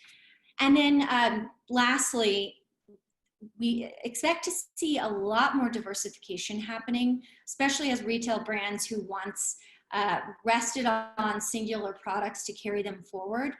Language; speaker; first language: English; native; English